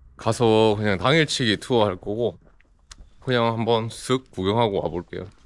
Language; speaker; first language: Korean; native; Korean